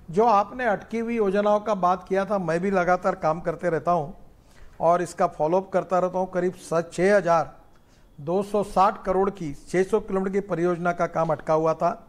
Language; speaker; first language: Hindi; non-native, local second language; Marathi